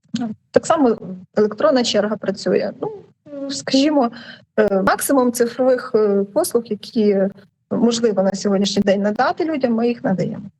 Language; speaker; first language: Ukrainian; native; Ukrainian